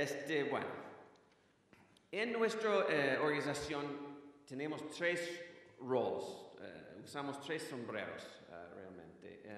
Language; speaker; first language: Spanish; non-native, fluent; English